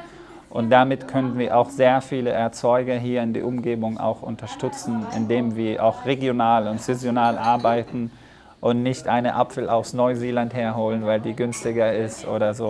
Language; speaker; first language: German; non-native, fluent; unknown